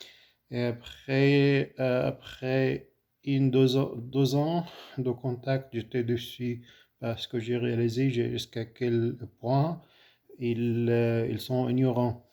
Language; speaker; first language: French; non-native, fluent; Arabic